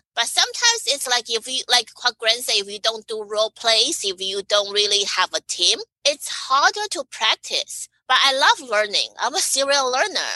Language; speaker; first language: English; non-native, fluent; Chinese